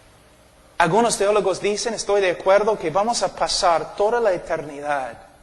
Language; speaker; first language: Spanish; non-native, fluent; English